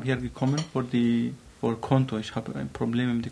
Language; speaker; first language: German; non-native, learner; Arabic